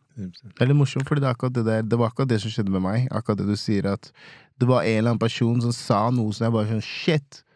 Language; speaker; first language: Norwegian; non-native, fluent; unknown